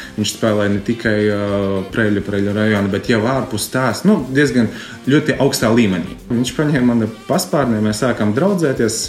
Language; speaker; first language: Latvian; non-native, local second language; Russian